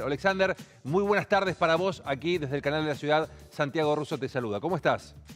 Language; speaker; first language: Spanish; native; Spanish